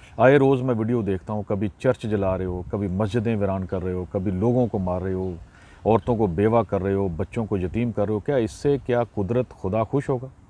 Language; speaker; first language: Urdu; non-native, local second language; Punjabi